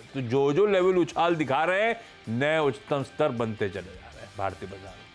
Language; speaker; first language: Hindi; native; Hindi